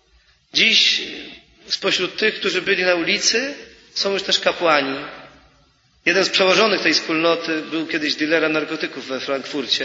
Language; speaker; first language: Polish; native; Polish